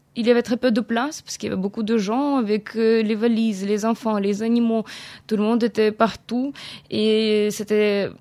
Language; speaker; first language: French; non-native, fluent; Ukrainian